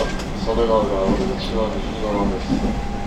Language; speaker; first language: Japanese; native; Japanese